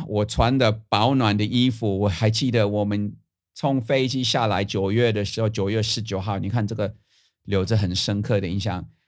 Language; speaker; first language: Chinese; non-native, fluent; English